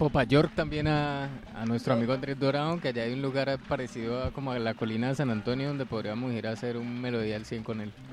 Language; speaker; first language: Spanish; native; Spanish